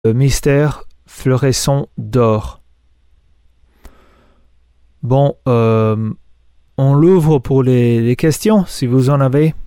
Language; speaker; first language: French; non-native, fluent; Spanish